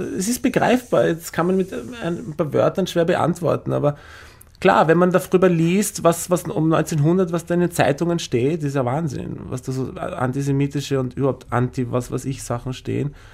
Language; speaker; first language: German; native; German